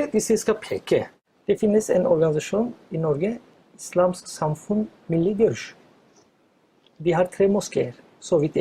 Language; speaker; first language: Norwegian; non-native, fluent; Turkish